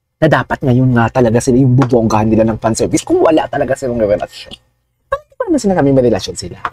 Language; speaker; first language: Filipino; non-native, local second language; Hiligaynon